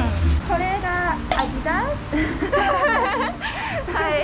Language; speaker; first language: Japanese; non-native, learner; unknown